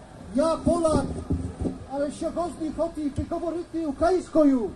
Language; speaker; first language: Ukrainian; non-native, learner; Polish